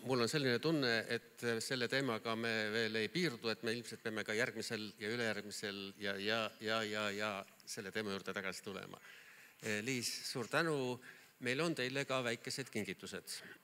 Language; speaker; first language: Estonian; native; Estonian